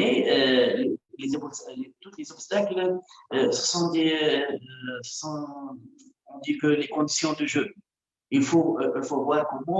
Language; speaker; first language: French; non-native, local second language; Arabic